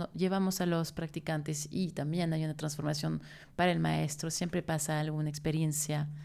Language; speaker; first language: Spanish; non-native, fluent; French